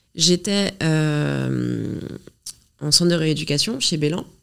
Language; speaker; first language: French; native; French